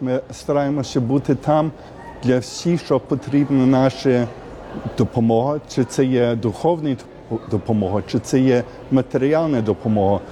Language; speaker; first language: Ukrainian; early bilingual, heritage; Ukrainian